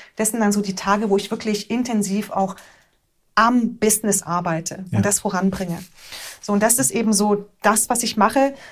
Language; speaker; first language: German; early bilingual, other home language; Hungarian